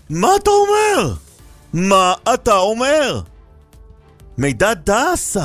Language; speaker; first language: Hebrew; native; Hebrew